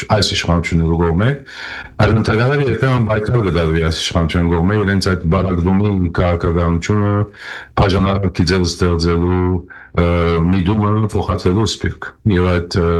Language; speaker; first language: Armenian; early bilingual, heritage; Armenian